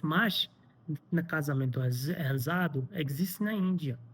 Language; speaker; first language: Portuguese; non-native, learner; Hindi